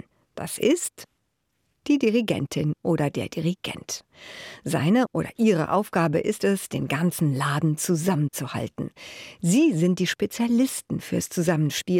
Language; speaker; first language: German; native; German